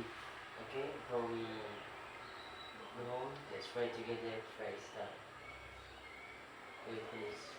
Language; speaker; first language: English; non-native, learner; Indonesian